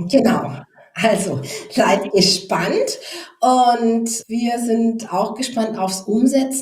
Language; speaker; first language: German; native; German